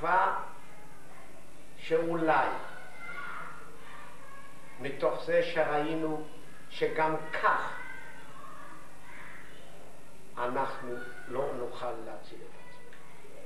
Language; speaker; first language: Hebrew; non-native, fluent; Yiddish